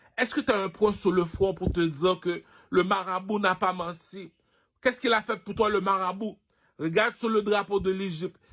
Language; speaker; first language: French; non-native, local second language; Haitian Creole